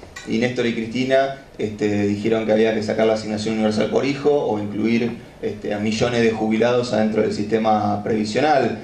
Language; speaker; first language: Spanish; native; Spanish